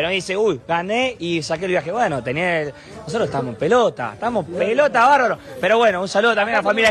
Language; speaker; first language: Spanish; native; Spanish